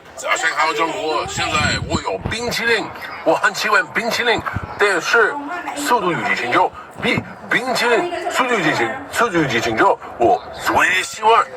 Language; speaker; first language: Chinese; non-native, learner; English